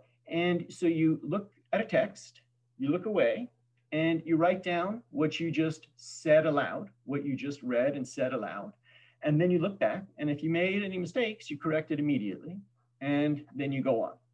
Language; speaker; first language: English; native; English